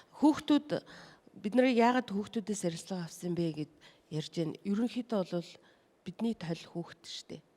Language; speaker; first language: Mongolian; non-native, local second language; Kazakh